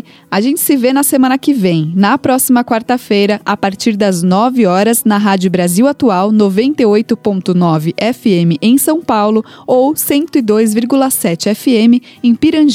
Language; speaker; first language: Portuguese; native; Portuguese